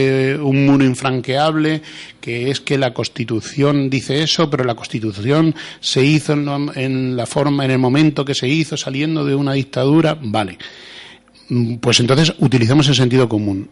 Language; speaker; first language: Spanish; native; Spanish